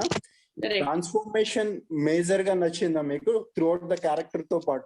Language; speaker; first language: Telugu; native; Telugu